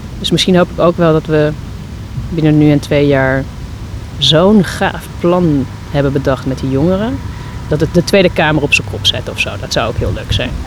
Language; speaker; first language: Dutch; native; Dutch